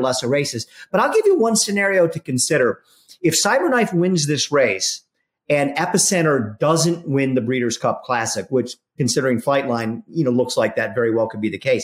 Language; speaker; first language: English; native; English